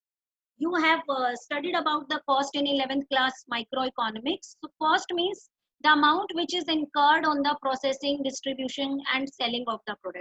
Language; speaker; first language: English; non-native, local second language; Hindi